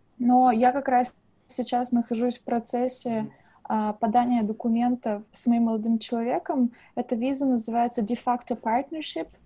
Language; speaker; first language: Russian; native; Russian